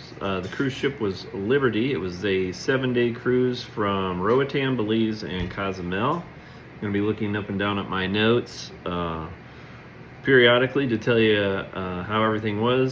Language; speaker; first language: English; native; English